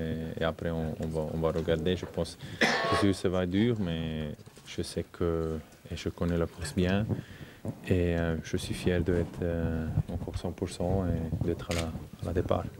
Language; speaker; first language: French; non-native, fluent; German